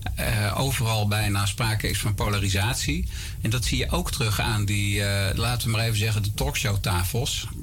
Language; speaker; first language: Dutch; native; Dutch